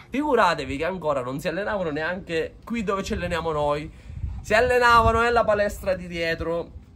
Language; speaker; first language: Italian; non-native, local second language; Sicilian